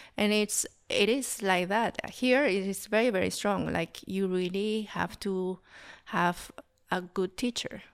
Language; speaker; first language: English; non-native, fluent; Spanish